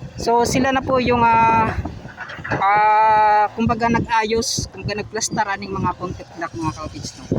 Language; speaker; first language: Filipino; native; Filipino